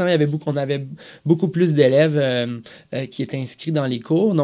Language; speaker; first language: French; native; French